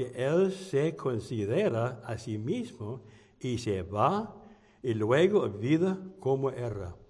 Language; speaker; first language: Spanish; non-native, fluent; English